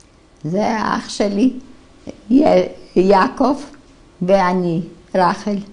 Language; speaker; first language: Hebrew; non-native, fluent; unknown